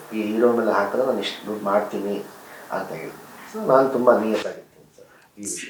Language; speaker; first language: Kannada; non-native, local second language; Urdu